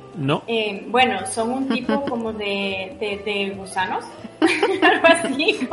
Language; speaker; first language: Spanish; native; Spanish